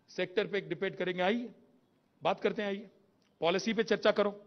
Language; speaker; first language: Hindi; non-native, local second language; Telugu